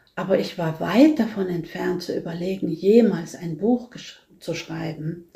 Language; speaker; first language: German; non-native, fluent; Norwegian